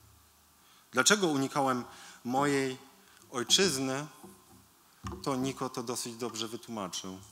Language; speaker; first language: Polish; early bilingual, heritage; Polish